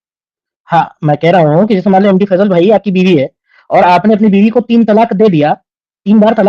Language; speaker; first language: Hindi; native; Hindi